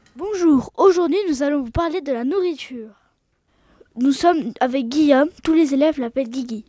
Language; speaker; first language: French; native; French